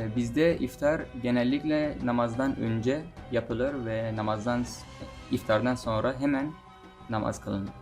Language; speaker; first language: Turkish; non-native, fluent; Persian